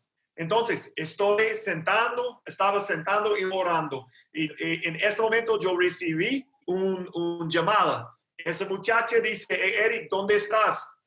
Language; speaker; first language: Spanish; non-native, learner; English